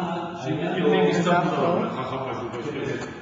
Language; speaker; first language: Turkish; native; Turkish